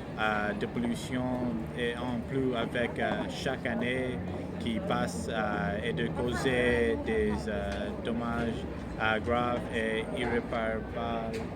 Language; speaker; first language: French; non-native, learner; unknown